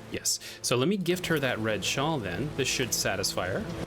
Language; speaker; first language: English; native; English